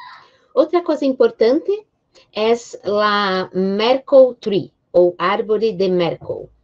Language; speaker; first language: Spanish; non-native, fluent; Portuguese